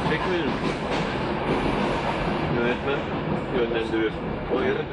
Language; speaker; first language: Turkish; non-native, learner; German